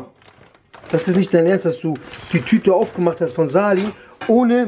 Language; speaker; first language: German; early bilingual, other home language; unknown